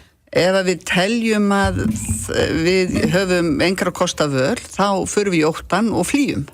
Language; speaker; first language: Icelandic; native; Icelandic